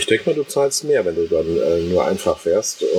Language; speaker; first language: German; native; German